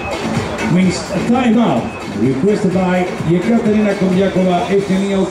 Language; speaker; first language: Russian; non-native, learner; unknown